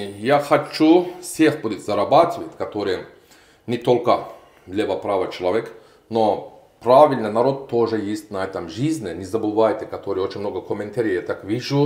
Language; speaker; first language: Russian; non-native, learner; Turkish